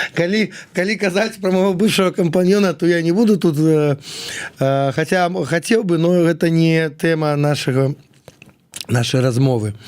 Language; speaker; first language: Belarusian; non-native, local second language; Russian